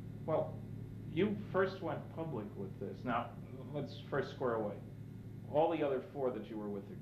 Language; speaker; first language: English; native; English